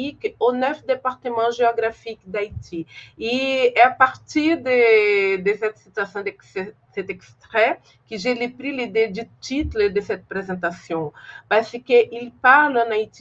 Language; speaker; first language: French; non-native, fluent; Portuguese